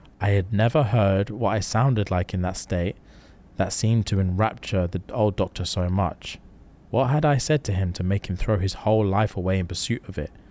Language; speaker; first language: English; native; English